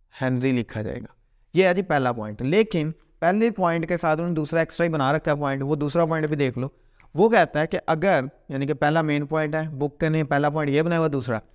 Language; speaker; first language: Hindi; native; Hindi